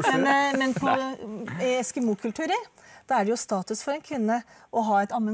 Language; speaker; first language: Norwegian; native; Norwegian